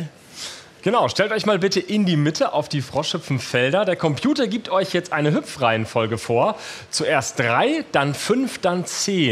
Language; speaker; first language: German; native; German